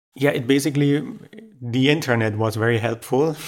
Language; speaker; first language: English; non-native, fluent; German